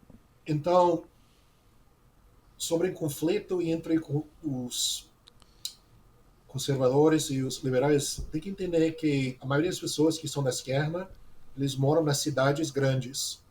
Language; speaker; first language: Portuguese; non-native, fluent; English